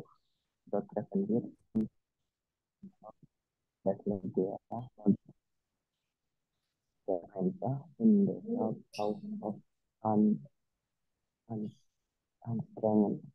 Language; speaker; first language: German; non-native, learner; Indonesian